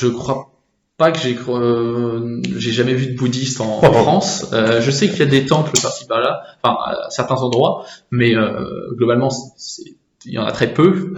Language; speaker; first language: French; native; French